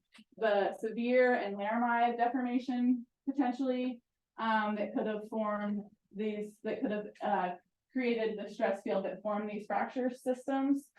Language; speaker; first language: English; native; English